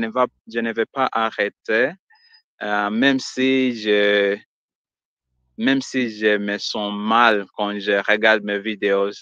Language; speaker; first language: French; non-native, learner; Swahili